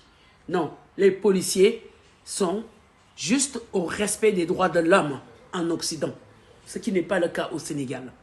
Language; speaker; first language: French; non-native, local second language; Wolof